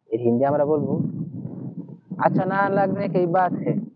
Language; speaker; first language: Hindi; non-native, learner; Bangla